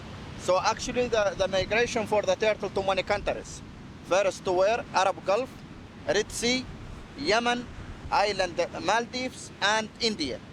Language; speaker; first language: English; non-native, fluent; Arabic